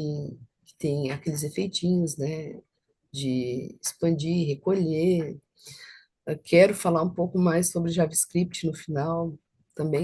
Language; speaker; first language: Portuguese; native; Portuguese